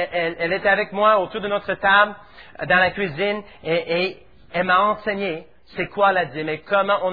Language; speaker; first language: French; native; French